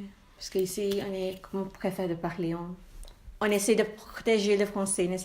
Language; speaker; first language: French; non-native, learner; Malay